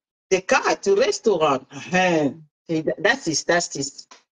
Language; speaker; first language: English; non-native, local second language; French